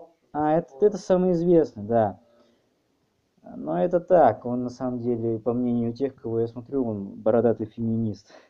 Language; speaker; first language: Russian; native; Russian